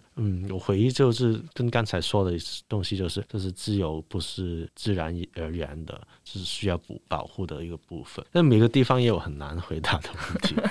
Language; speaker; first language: Chinese; non-native, local second language; Cantonese